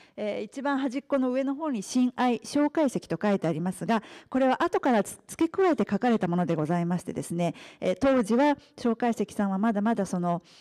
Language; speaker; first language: Japanese; native; Japanese